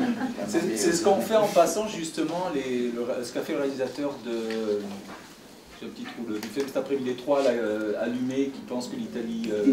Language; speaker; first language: French; native; French